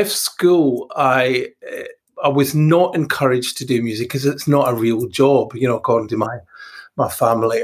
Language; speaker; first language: English; native; English